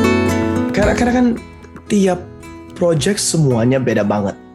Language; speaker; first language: Indonesian; early bilingual, heritage; Indonesian